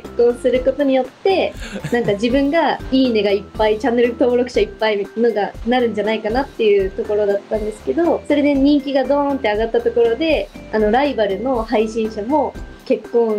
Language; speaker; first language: Japanese; native; Japanese